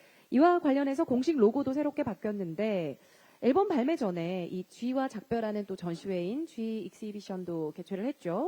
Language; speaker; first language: Korean; native; Korean